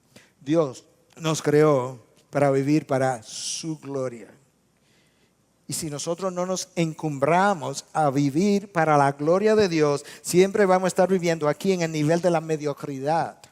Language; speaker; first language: Spanish; native; Spanish